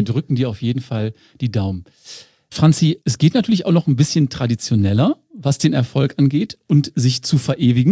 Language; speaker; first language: German; native; German